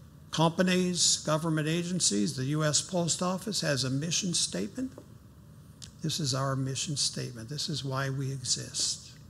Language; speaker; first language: English; native; English